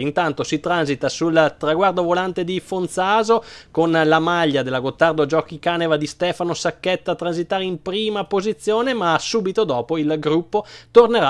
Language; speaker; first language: Italian; native; Italian